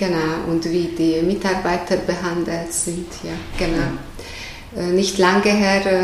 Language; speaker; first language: German; non-native, fluent; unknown